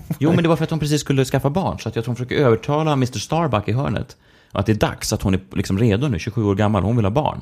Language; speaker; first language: Swedish; native; Swedish